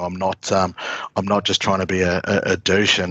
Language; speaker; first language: English; native; English